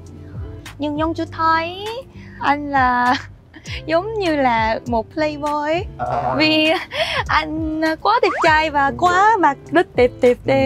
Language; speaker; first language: Vietnamese; non-native, learner; Korean